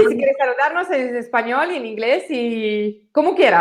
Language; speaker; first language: Spanish; non-native, learner; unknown